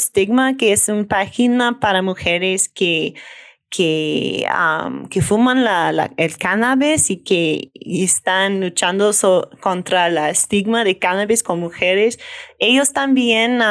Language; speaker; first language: Spanish; non-native, learner; English